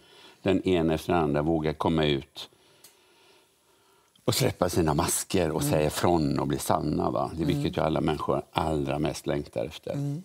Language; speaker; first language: Swedish; native; Swedish